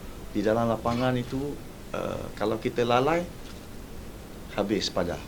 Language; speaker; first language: Malay; native; Malay